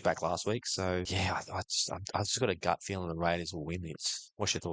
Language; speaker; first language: English; native; English